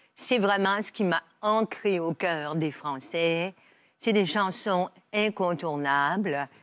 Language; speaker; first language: French; native; French